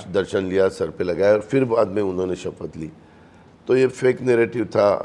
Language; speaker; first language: Hindi; non-native, local second language; Marathi